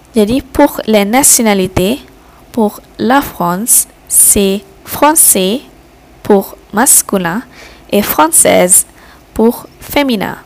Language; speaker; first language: French; non-native, fluent; Malay